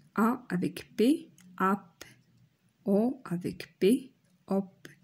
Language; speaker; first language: French; non-native, local second language; Arabic